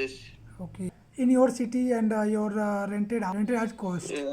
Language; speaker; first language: English; non-native, learner; Hindi